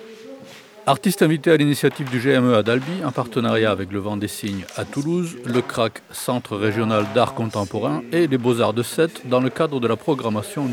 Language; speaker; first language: French; native; French